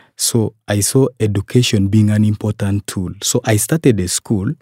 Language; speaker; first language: English; non-native, local second language; Kalenjin